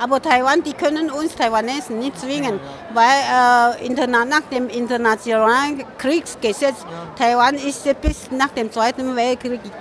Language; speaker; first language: German; non-native, fluent; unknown